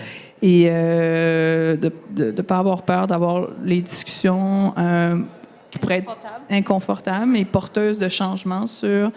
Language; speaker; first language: French; native; French